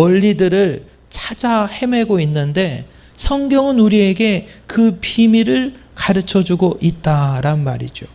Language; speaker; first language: Korean; native; Korean